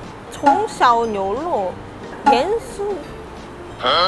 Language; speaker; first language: Chinese; non-native, fluent; Korean